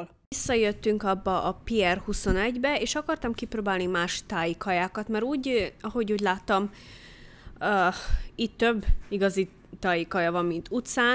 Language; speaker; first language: Hungarian; early bilingual, heritage; Hungarian